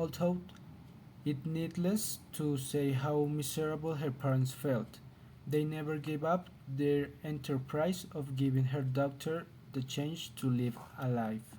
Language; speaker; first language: English; non-native, learner; Spanish